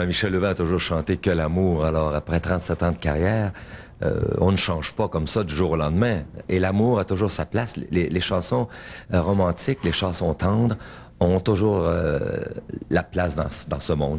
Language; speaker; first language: French; native; French